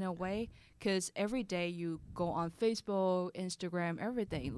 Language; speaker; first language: English; non-native, local second language; Cantonese